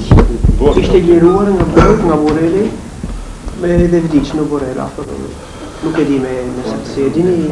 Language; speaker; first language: Albanian; non-native, fluent; English